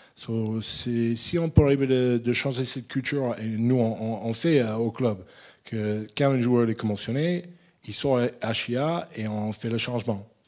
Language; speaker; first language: French; non-native, fluent; English